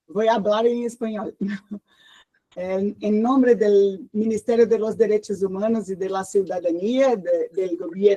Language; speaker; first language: Spanish; non-native, learner; Portuguese